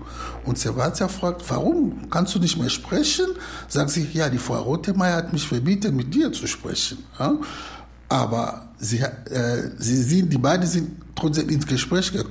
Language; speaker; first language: German; non-native, learner; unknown